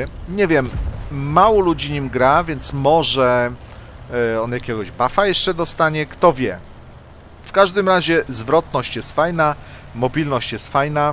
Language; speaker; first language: Polish; native; Polish